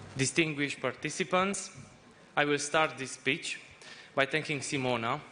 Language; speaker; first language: English; non-native, fluent; Romanian